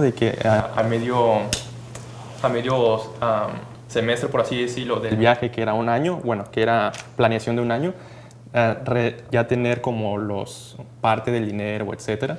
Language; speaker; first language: Spanish; native; Spanish